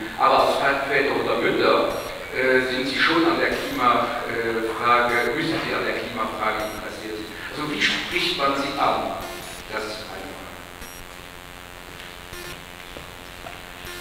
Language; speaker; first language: German; non-native, local second language; Luxembourgish